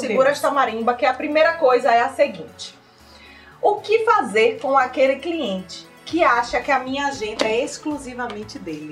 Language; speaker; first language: Portuguese; native; Portuguese